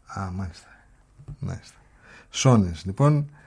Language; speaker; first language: Greek; native; Greek